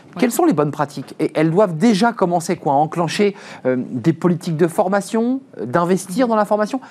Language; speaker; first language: French; native; French